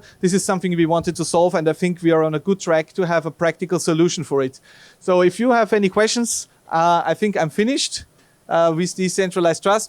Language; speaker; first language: English; non-native, fluent; German